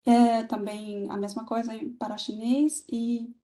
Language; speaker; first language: Portuguese; non-native, fluent; German